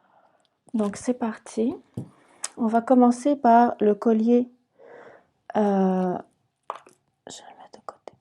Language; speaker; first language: French; native; French